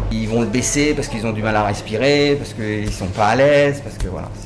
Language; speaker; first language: French; native; French